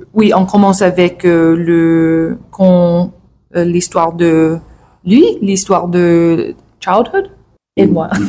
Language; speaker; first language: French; non-native, learner; English